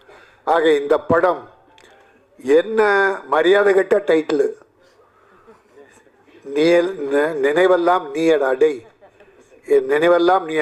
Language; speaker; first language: Tamil; native; Tamil